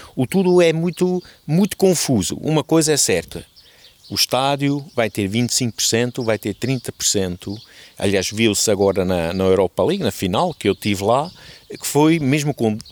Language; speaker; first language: Portuguese; non-native, fluent; German